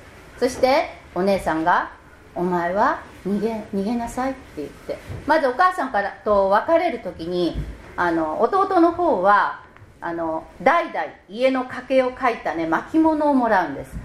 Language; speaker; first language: Japanese; native; Japanese